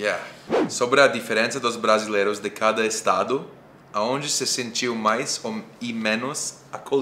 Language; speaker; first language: Portuguese; non-native, fluent; English